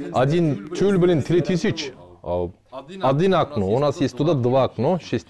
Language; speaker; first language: Russian; non-native, learner; Turkish